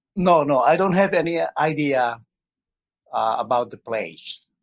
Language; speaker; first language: English; non-native, local second language; Filipino